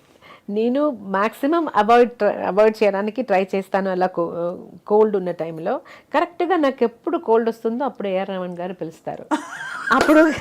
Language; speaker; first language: Telugu; non-native, local second language; Malayalam